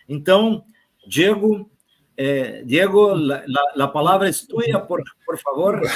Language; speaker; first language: Spanish; non-native, fluent; Portuguese